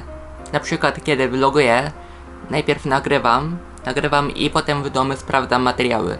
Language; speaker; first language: Polish; non-native, fluent; Japanese